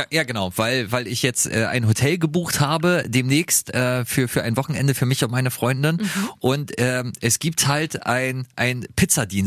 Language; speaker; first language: German; native; German